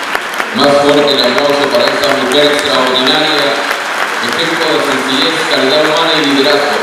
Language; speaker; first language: Spanish; native; Spanish